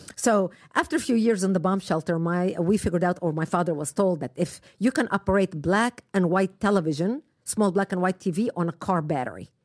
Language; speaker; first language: English; non-native, fluent; Arabic